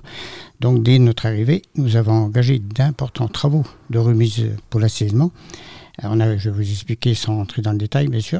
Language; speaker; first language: French; native; French